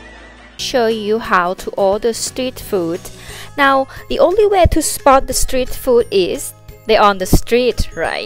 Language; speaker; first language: English; non-native, fluent; Thai